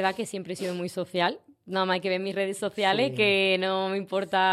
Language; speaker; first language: Spanish; native; Spanish